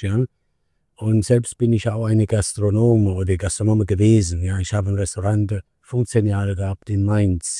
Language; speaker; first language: German; non-native, fluent; Italian